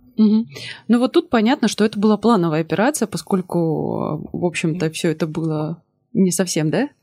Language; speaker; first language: Russian; native; Russian